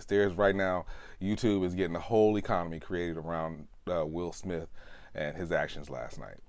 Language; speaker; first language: English; native; English